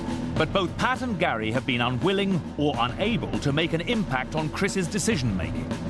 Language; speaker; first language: English; native; English